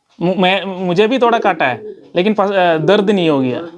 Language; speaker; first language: Hindi; non-native, local second language; Malayalam